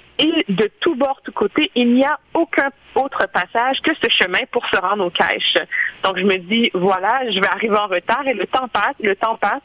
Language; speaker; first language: French; early bilingual, other home language; Haitian Creole